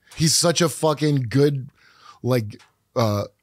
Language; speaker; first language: English; native; English